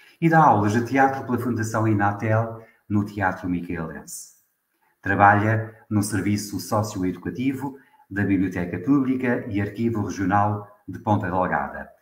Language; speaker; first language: Portuguese; native; Portuguese